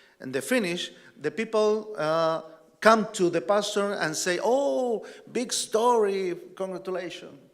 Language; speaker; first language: English; non-native, learner; Spanish